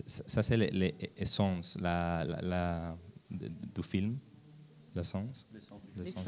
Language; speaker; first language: French; non-native, learner; Spanish